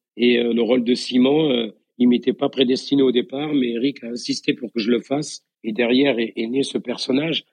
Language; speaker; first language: French; native; French